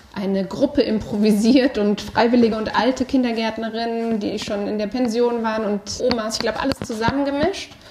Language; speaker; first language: German; native; German